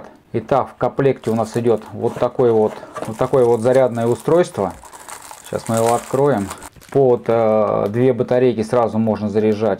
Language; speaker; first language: Russian; native; Russian